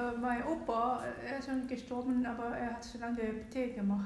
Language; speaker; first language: German; non-native, fluent; Japanese